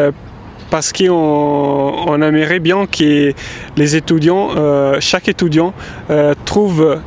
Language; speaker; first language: French; non-native, fluent; Italian